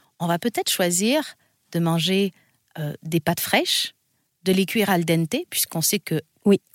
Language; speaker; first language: French; native; French